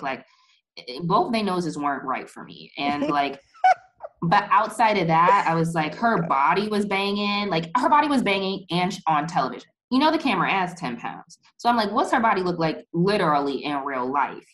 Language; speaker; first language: English; native; English